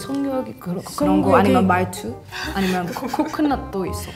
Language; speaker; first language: Korean; non-native, learner; English